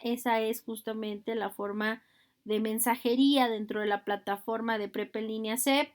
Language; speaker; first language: Spanish; native; Spanish